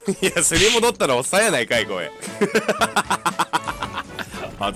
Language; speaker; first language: Japanese; native; Japanese